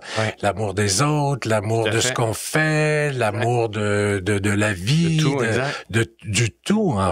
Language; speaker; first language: French; native; French